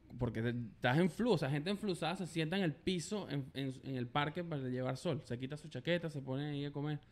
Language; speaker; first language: Spanish; native; Spanish